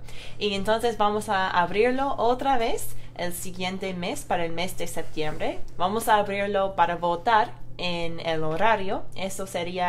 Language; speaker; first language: Spanish; non-native, fluent; English